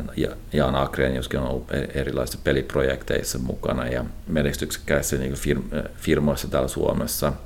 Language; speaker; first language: Finnish; native; Finnish